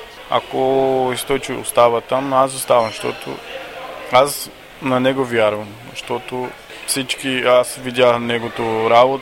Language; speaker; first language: Bulgarian; non-native, learner; Portuguese